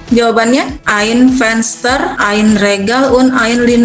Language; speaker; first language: German; non-native, learner; Indonesian